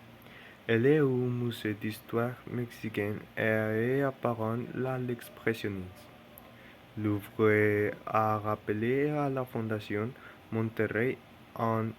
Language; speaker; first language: French; non-native, learner; Spanish